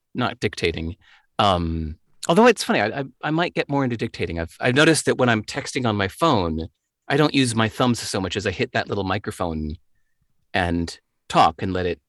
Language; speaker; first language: English; native; English